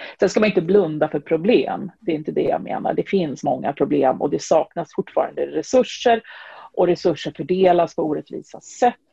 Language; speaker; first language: Swedish; native; Swedish